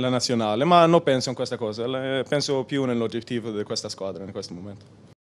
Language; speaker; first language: Italian; non-native, learner; Spanish